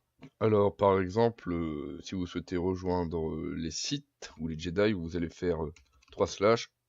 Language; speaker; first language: French; native; French